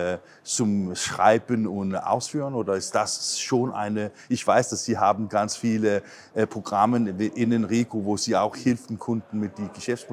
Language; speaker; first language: German; non-native, learner; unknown